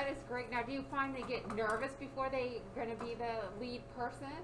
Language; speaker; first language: English; native; English